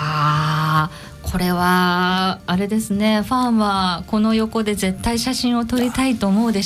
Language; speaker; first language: Japanese; native; Japanese